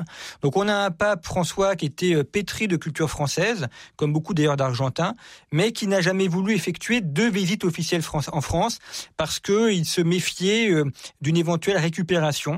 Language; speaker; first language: French; native; French